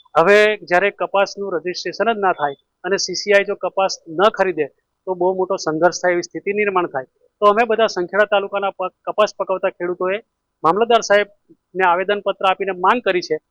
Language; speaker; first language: Gujarati; native; Gujarati